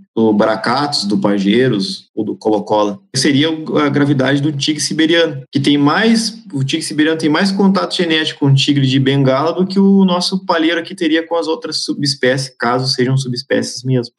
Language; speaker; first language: Portuguese; native; Portuguese